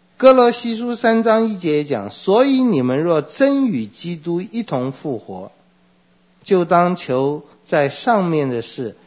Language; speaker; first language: Chinese; native; Chinese